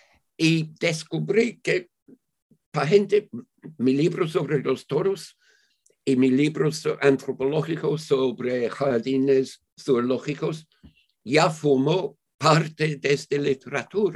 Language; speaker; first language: Spanish; non-native, fluent; English